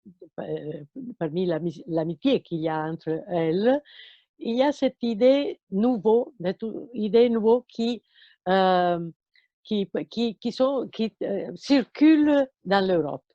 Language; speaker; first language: French; non-native, fluent; Italian